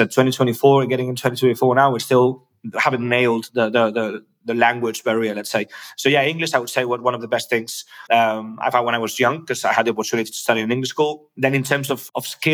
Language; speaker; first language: English; non-native, fluent; Spanish